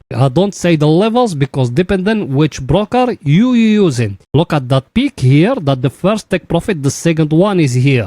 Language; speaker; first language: English; non-native, fluent; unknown